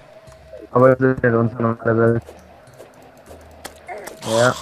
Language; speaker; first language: German; native; German